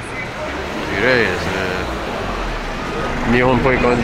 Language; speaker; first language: Japanese; non-native, learner; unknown